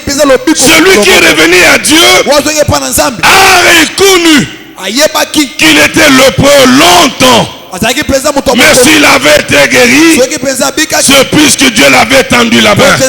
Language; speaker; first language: French; non-native, local second language; Lingala